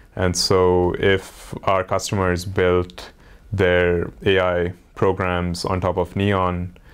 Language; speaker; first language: English; non-native, local second language; Hindi